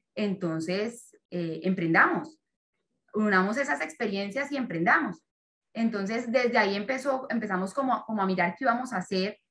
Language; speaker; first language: Spanish; native; Spanish